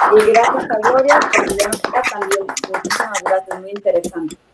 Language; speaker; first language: Spanish; native; Spanish